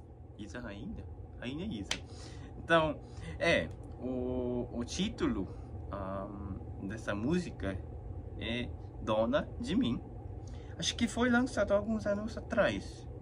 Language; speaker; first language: Portuguese; non-native, fluent; Korean